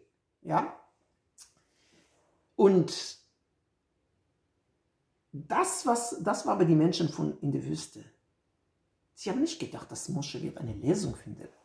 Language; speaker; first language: German; non-native, fluent; Hebrew